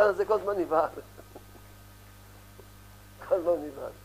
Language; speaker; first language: Hebrew; early bilingual, other home language; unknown